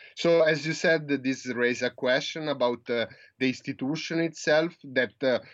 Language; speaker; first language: English; non-native, fluent; Italian